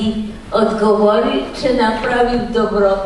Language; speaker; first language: Bulgarian; non-native, fluent; Polish